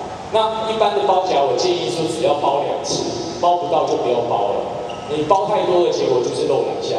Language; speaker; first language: Chinese; native; Chinese